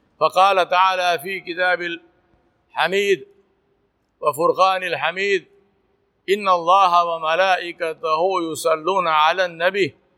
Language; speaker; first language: Arabic; non-native, fluent; Urdu